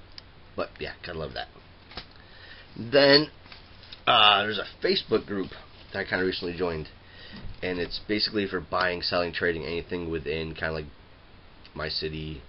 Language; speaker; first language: English; native; English